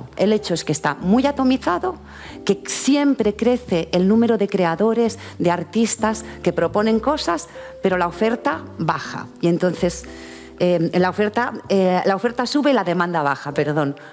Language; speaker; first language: Spanish; native; Spanish